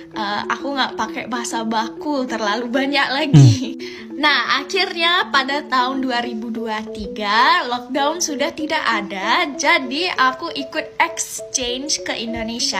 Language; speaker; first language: Indonesian; non-native, fluent; English